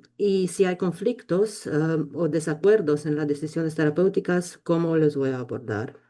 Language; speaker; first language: Spanish; non-native, fluent; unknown